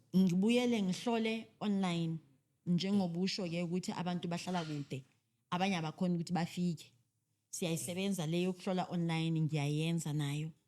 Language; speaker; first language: Zulu; non-native, local second language; Southern Sotho